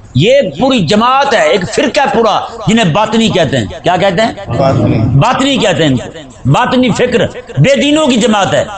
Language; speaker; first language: Urdu; native; Urdu